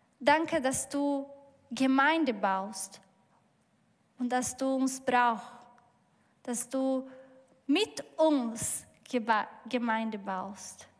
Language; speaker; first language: German; non-native, learner; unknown